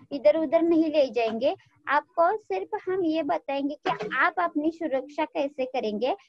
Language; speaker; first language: Hindi; non-native, local second language; Marathi